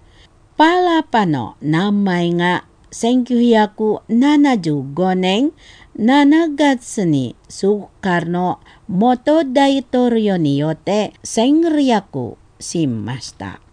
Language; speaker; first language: Japanese; non-native, fluent; Indonesian